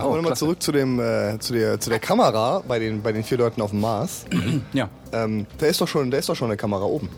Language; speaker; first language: German; native; German